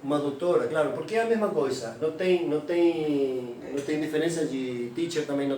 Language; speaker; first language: Portuguese; non-native, fluent; Spanish